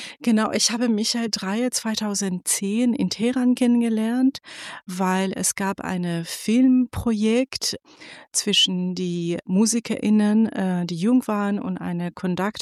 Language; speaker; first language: German; non-native, fluent; Persian